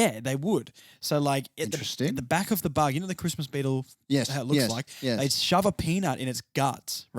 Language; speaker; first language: English; native; English